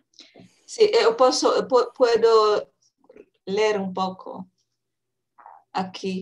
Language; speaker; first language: Portuguese; non-native, learner; French